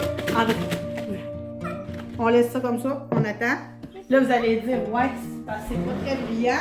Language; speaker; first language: French; native; French